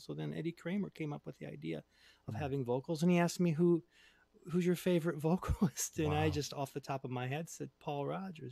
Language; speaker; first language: English; native; English